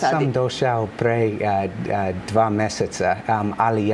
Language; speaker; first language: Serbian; non-native, learner; English